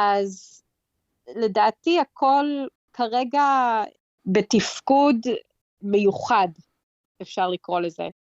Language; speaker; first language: Hebrew; early bilingual, heritage; Hebrew